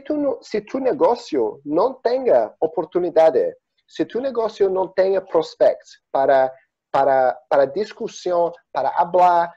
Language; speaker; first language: Spanish; non-native, learner; Portuguese